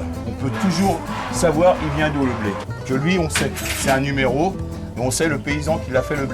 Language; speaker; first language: French; native; French